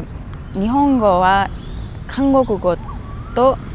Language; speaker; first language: Japanese; non-native, learner; Thai